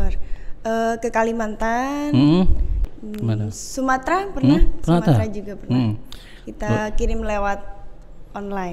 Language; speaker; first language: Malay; non-native, local second language; Javanese